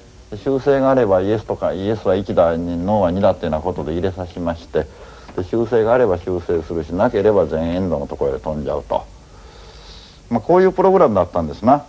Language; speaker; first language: Japanese; native; Japanese